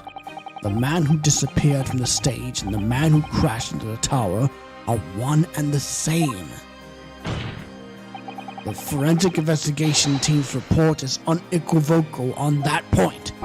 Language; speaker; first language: English; native; English